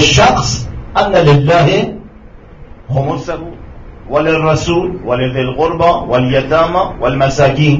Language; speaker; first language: Arabic; non-native, fluent; Persian